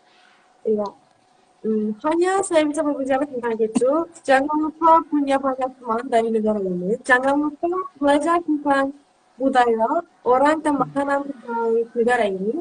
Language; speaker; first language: Indonesian; non-native, learner; Turkish